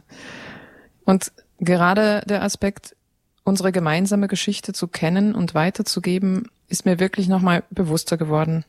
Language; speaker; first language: German; native; German